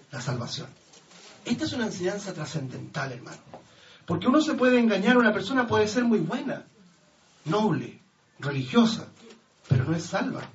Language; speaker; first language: Spanish; native; Spanish